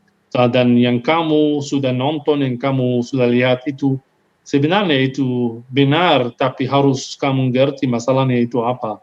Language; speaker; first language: Indonesian; non-native, fluent; Hebrew